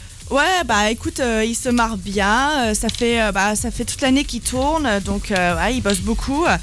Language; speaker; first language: French; native; French